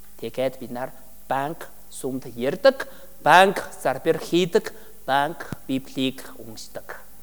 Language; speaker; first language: Mongolian; non-native, learner; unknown